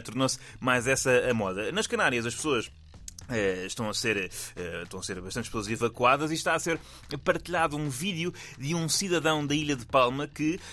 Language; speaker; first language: Portuguese; native; Portuguese